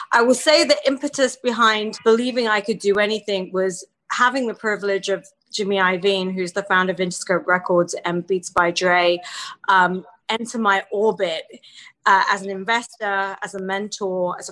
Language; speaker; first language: English; native; English